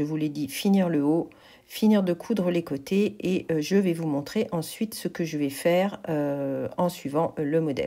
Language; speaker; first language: French; native; French